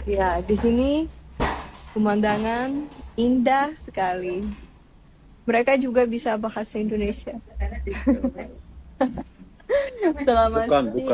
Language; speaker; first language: Indonesian; non-native, learner; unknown